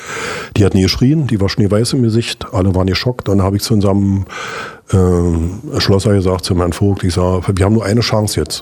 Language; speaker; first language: German; native; German